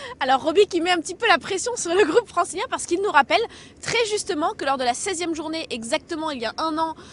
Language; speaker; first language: French; native; French